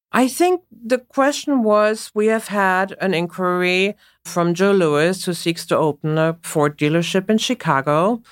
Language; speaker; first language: English; non-native, fluent; German